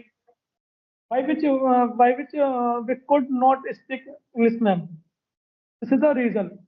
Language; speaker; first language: English; non-native, learner; Hindi